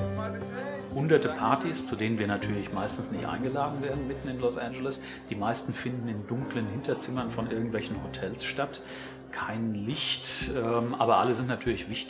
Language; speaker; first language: German; native; German